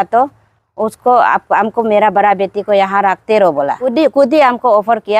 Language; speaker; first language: Hindi; non-native, local second language; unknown